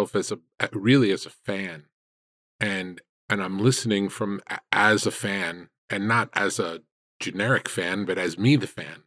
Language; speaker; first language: English; native; English